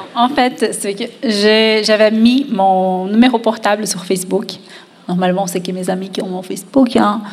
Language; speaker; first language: French; non-native, fluent; Portuguese